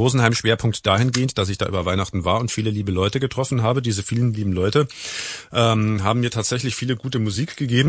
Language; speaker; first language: German; native; German